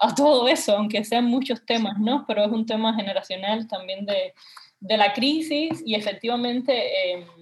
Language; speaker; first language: Spanish; native; Spanish